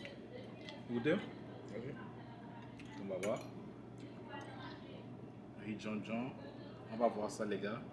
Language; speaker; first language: French; native; French